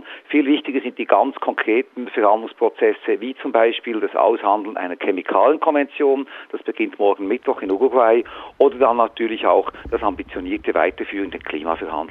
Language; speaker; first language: German; native; German